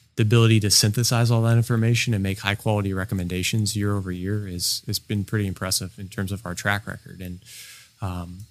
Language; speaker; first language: English; native; English